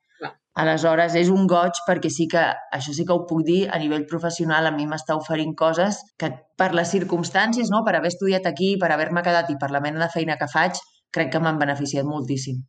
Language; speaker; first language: Catalan; native; Catalan